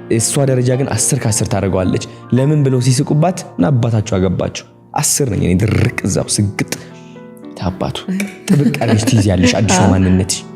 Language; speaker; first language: Amharic; non-native, local second language; Tigrinya